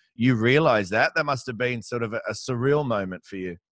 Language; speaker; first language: English; native; English